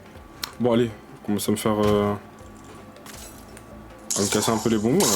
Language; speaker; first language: French; native; French